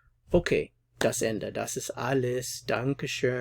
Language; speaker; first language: German; non-native, fluent; English